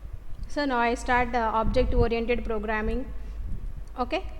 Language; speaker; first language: English; non-native, local second language; Telugu